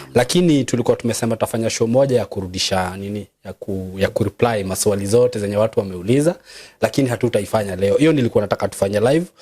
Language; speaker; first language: Swahili; non-native, local second language; Kikuyu